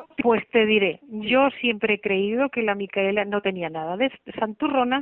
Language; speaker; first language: Spanish; native; Spanish